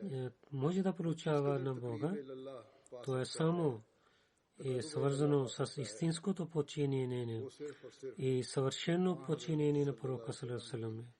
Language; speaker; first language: Bulgarian; non-native, learner; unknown